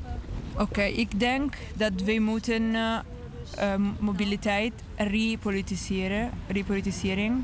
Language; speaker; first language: Dutch; non-native, learner; English